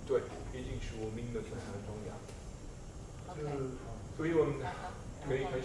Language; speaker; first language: Chinese; non-native, learner; French